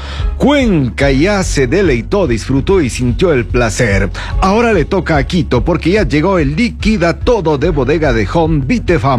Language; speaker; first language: Spanish; native; Spanish